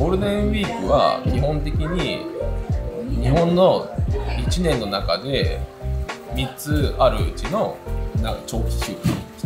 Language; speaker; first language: Japanese; native; Japanese